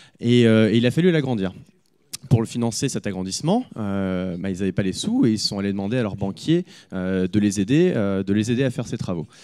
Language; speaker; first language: French; native; French